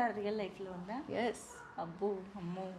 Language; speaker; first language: Telugu; native; Telugu